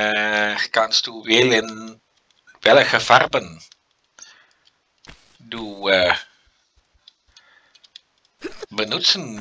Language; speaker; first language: German; non-native, learner; Dutch